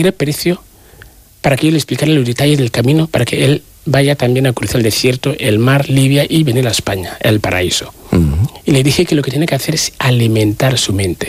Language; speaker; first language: Spanish; non-native, fluent; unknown